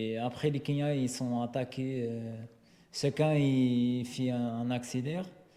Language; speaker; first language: French; non-native, learner; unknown